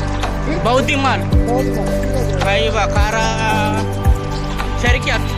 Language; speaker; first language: Hindi; non-native, local second language; Telugu